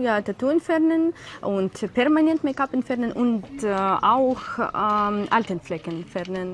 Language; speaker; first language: German; non-native, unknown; Ukrainian